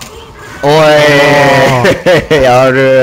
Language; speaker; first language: Japanese; native; Japanese